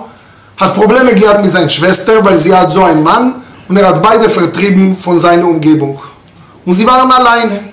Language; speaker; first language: German; non-native, fluent; Hebrew